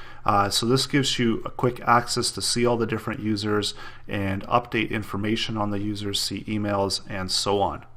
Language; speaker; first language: English; native; English